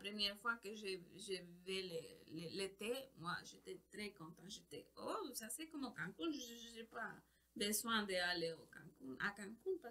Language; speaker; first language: French; non-native, learner; Spanish